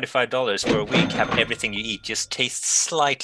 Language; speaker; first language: English; non-native, fluent; Swedish